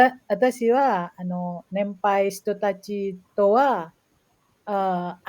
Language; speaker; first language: Japanese; non-native, fluent; Indonesian